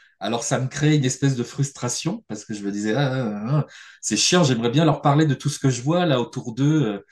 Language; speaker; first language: French; native; French